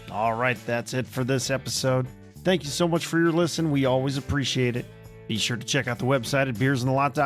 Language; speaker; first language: English; native; English